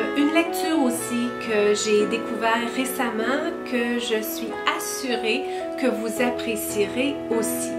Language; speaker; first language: French; native; French